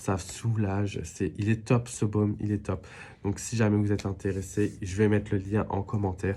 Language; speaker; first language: French; native; French